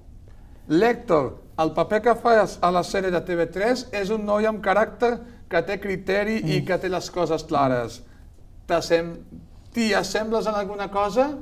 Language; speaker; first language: Catalan; native; Catalan